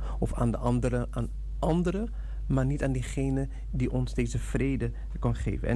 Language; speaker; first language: Dutch; non-native, fluent; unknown